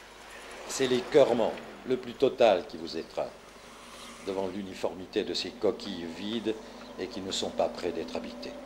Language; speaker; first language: French; native; French